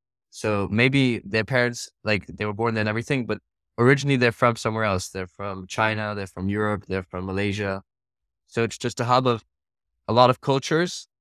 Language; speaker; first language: English; early bilingual, other home language; Dutch